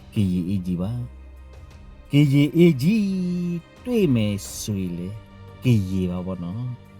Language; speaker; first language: Burmese; non-native, local second language; S'gaw Karen